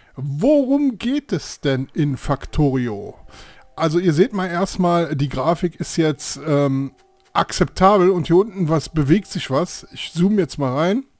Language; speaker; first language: German; native; German